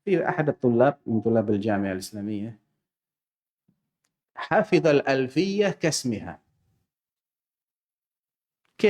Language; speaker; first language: Arabic; non-native, fluent; Indonesian